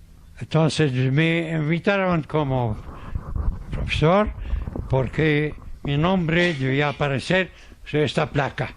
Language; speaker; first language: Spanish; non-native, fluent; Arabic